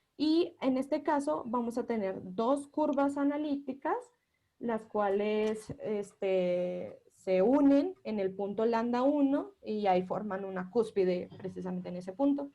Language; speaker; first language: Spanish; native; Spanish